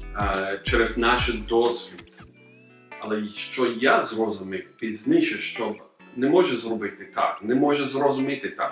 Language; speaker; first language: Ukrainian; non-native, learner; English